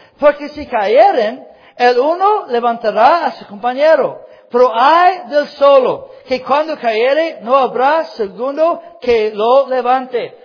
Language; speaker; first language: Spanish; non-native, fluent; English